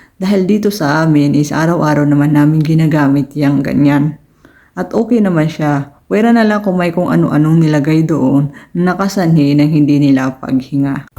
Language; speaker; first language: Filipino; native; Filipino